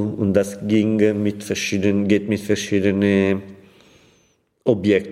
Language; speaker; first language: German; non-native, fluent; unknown